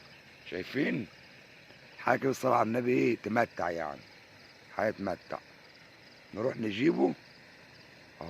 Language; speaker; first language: Arabic; native; Arabic